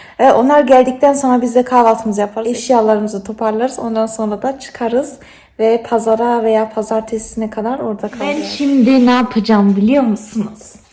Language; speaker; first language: Turkish; early bilingual, heritage; Turkish